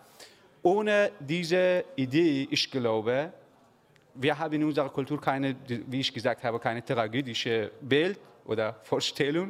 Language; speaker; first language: German; non-native, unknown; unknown